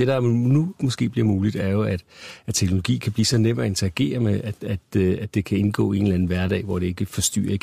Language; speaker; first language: Danish; native; Danish